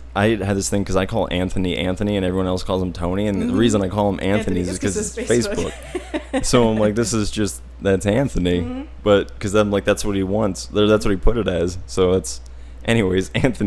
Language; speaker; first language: English; native; English